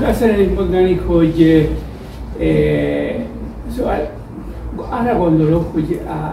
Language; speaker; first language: Hungarian; non-native, fluent; Spanish